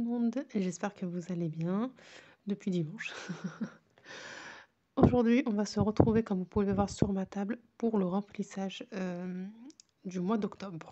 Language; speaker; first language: French; native; French